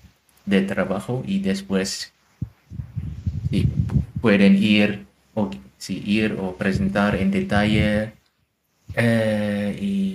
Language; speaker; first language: Spanish; non-native, learner; German